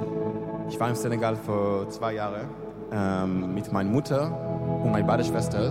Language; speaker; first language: German; non-native, learner; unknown